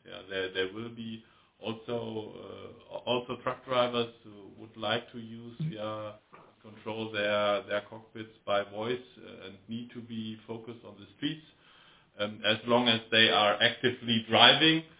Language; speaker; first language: English; non-native, fluent; German